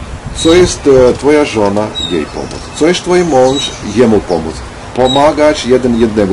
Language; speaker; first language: Polish; non-native, learner; Ukrainian